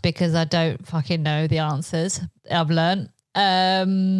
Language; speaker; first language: English; non-native, local second language; Polish